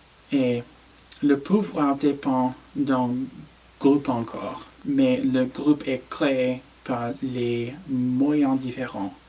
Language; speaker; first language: French; non-native, learner; English